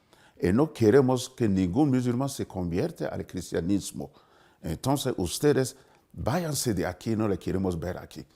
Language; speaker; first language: Spanish; non-native, fluent; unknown